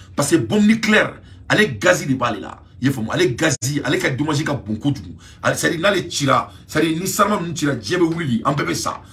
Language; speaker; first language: French; non-native, local second language; Bambara